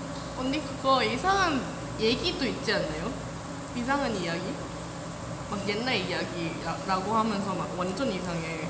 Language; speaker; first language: Korean; non-native, fluent; Thai